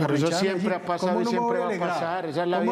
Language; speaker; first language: Spanish; native; Spanish